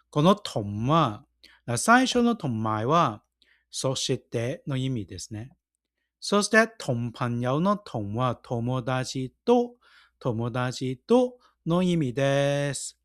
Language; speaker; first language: Japanese; non-native, fluent; Cantonese